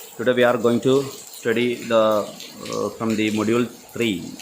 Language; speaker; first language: English; non-native, local second language; Malayalam